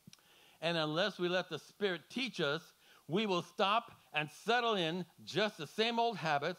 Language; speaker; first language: English; native; English